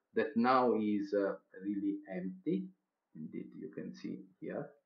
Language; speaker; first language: English; non-native, fluent; Italian